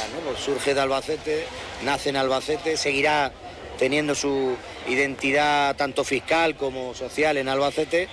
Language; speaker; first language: Spanish; native; Spanish